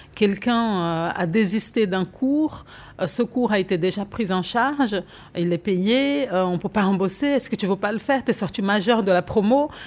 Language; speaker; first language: French; non-native, fluent; Portuguese